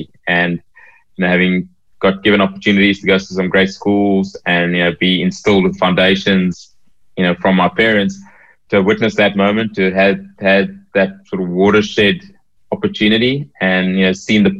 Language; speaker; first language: English; native; English